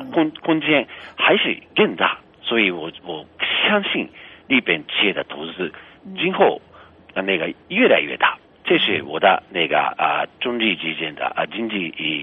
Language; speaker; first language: Chinese; non-native, fluent; Japanese